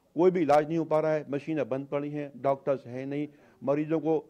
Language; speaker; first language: Hindi; native; Hindi